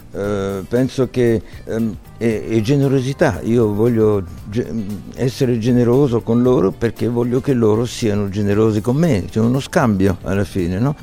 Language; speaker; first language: Italian; early bilingual, heritage; Italian